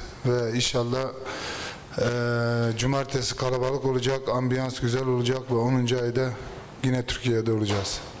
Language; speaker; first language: Turkish; early bilingual, heritage; Turkish